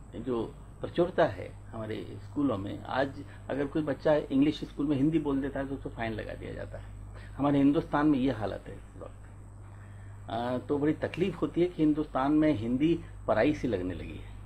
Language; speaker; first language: Hindi; native; Hindi